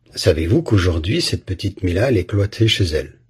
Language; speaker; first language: French; native; French